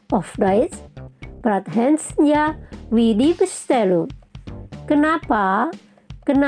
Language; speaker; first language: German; non-native, fluent; Indonesian